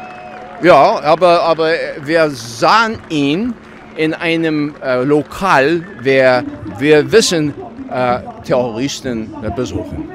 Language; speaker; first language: German; non-native, learner; English